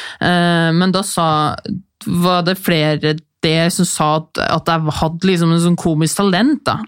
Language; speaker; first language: Norwegian; native; Norwegian